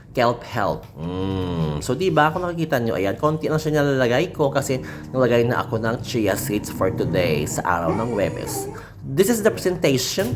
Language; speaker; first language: Filipino; non-native, local second language; Hiligaynon